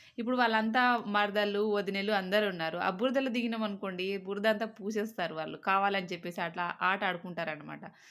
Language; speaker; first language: Telugu; native; Telugu